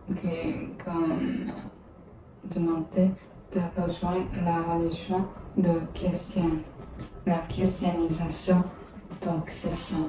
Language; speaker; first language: French; non-native, learner; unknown